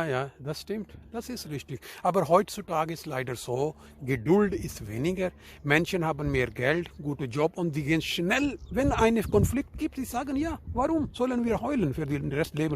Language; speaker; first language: German; non-native, learner; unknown